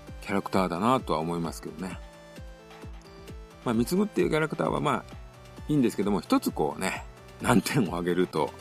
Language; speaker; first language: Japanese; native; Japanese